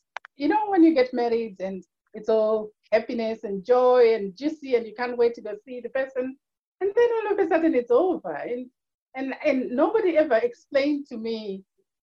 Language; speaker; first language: English; non-native, local second language; Shona